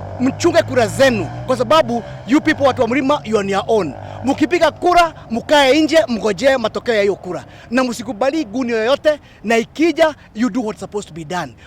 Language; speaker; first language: Swahili; non-native, local second language; Kikuyu